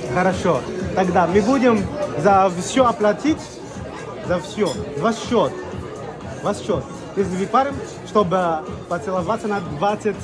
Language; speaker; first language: Russian; non-native, learner; Portuguese